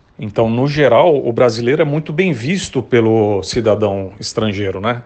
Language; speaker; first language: Portuguese; native; Portuguese